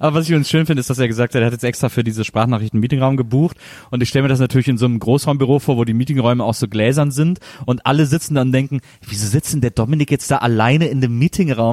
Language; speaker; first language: German; native; German